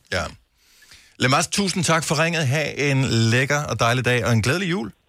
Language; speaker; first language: Danish; native; Danish